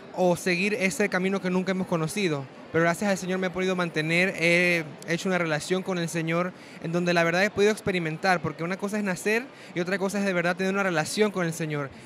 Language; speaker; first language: Spanish; native; Spanish